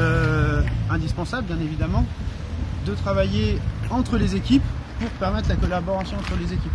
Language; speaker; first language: French; native; French